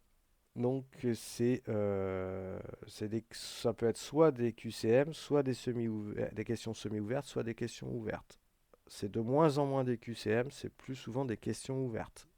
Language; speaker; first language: French; native; French